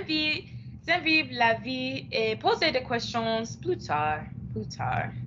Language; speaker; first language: French; non-native, learner; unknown